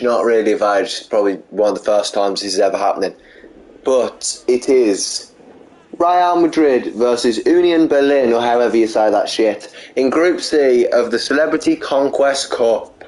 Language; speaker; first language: English; native; English